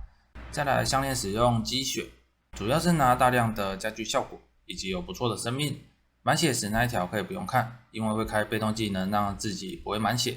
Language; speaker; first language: Chinese; native; Chinese